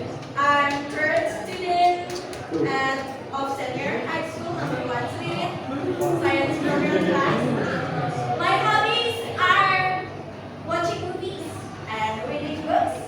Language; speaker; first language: English; non-native, learner; Indonesian